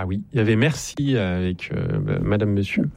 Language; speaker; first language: French; native; French